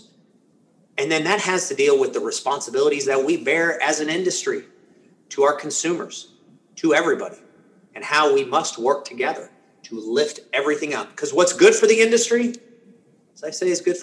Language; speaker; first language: English; early bilingual, other home language; Spanish